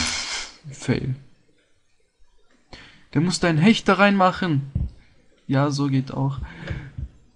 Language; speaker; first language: German; native; German